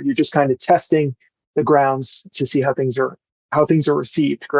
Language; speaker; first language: English; native; English